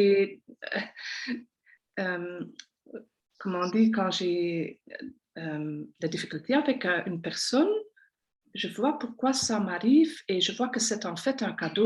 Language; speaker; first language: French; non-native, local second language; Dutch